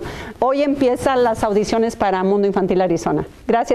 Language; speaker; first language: Spanish; native; Spanish